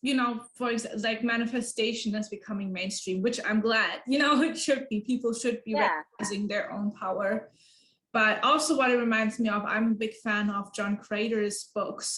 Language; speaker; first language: English; non-native, fluent; German